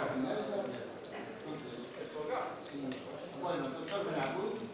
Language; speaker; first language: Spanish; non-native, fluent; Arabic